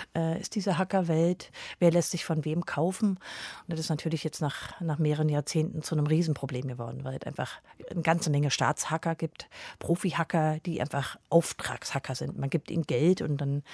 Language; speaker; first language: German; native; German